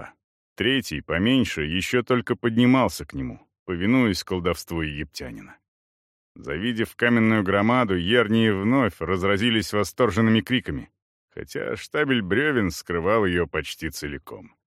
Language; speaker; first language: Russian; native; Russian